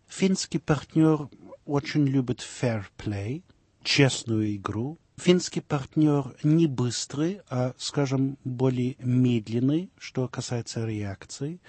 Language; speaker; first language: Russian; early bilingual, heritage; Russian